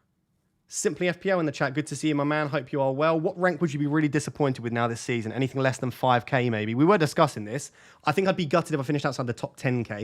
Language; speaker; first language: English; native; English